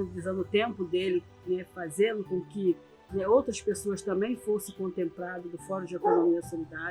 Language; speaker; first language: Portuguese; native; Portuguese